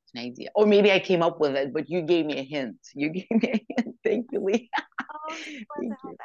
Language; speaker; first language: English; non-native, fluent; Ukrainian